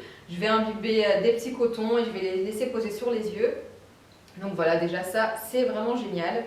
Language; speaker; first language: French; native; French